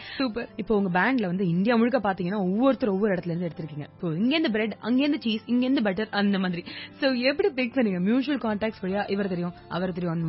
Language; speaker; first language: Tamil; native; Tamil